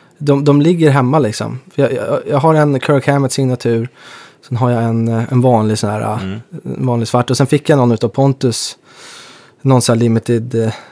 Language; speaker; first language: Swedish; native; Swedish